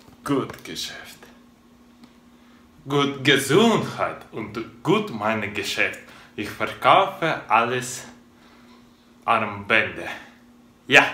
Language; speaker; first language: German; non-native, learner; Russian